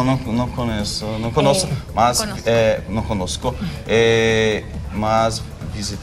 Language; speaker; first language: Spanish; non-native, local second language; Portuguese